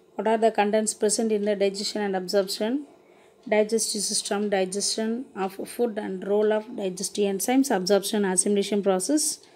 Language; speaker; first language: English; non-native, local second language; Tamil